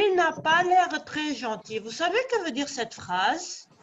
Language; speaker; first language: French; non-native, local second language; Arabic